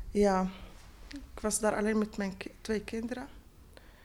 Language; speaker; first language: Dutch; non-native, learner; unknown